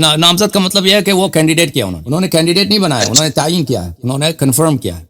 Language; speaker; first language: Urdu; non-native, fluent; Persian